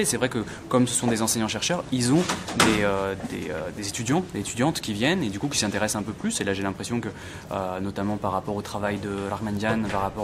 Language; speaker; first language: French; native; French